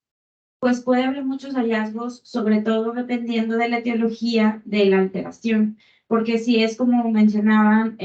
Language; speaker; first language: Spanish; native; Spanish